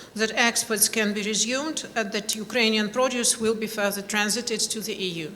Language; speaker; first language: English; non-native, fluent; Ukrainian